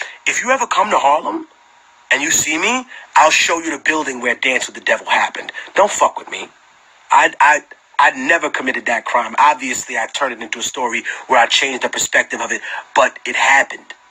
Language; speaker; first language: English; early bilingual, other home language; Spanish